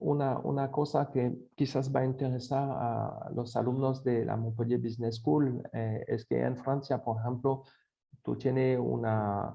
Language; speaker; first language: Spanish; non-native, fluent; French